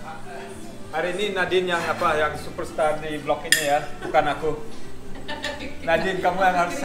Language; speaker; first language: Indonesian; early bilingual, heritage; German